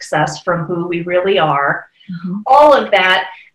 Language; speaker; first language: English; native; English